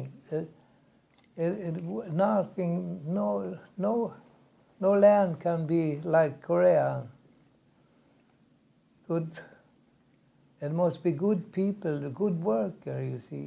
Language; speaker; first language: English; non-native, learner; Swedish